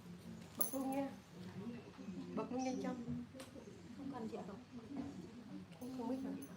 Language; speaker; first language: Vietnamese; native; Vietnamese